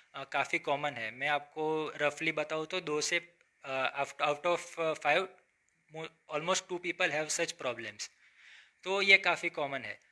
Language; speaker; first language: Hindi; non-native, local second language; Gujarati